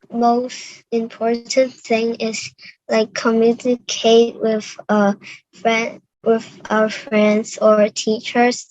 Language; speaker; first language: English; non-native, learner; Cantonese